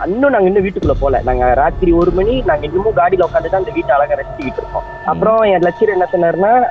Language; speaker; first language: Tamil; early bilingual, heritage; Tamil